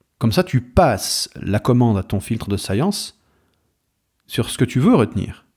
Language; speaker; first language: French; native; French